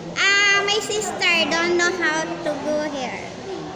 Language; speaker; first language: English; non-native, learner; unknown